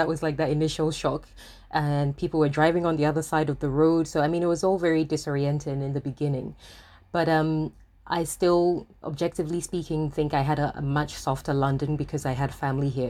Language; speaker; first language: English; non-native, local second language; Akan